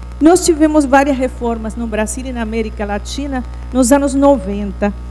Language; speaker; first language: Portuguese; non-native, fluent; Spanish